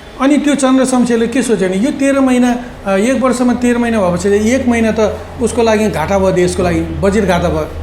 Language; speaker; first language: Nepali; non-native, local second language; Newari